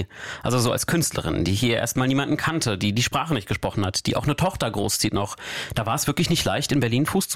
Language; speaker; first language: German; native; German